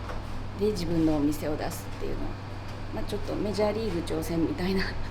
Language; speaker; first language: Japanese; native; Japanese